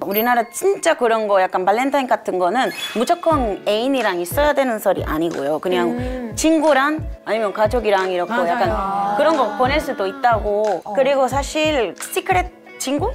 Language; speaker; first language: Korean; non-native, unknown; Spanish